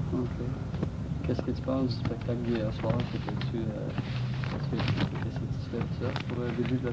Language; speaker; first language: French; native; French